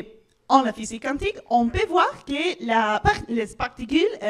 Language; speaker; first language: French; non-native, learner; Spanish